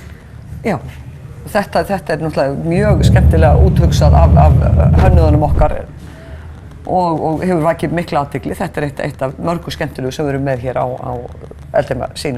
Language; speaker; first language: Icelandic; native; Icelandic